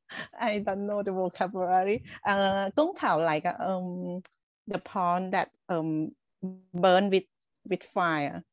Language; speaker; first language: English; non-native, learner; Thai